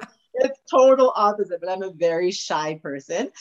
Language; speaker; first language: English; native; English